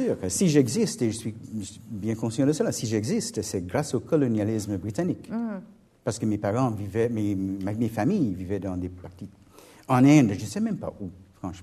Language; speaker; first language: French; non-native, fluent; English